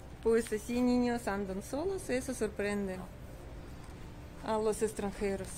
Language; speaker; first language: Spanish; non-native, learner; Russian